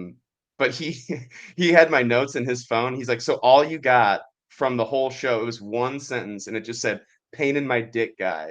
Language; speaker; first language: English; native; English